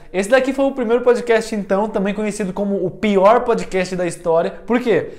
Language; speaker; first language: Portuguese; early bilingual, heritage; Portuguese